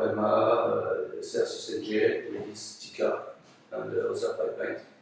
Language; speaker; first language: English; non-native, fluent; French